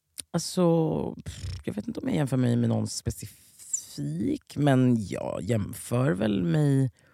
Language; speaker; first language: Swedish; native; Swedish